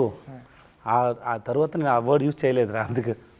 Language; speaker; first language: Telugu; non-native, learner; Tamil